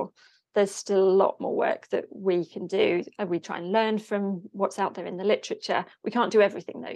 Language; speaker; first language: English; native; English